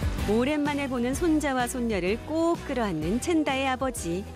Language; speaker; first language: Korean; native; Korean